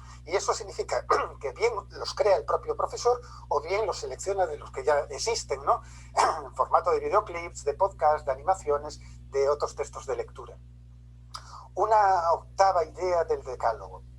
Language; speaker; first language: Spanish; native; Spanish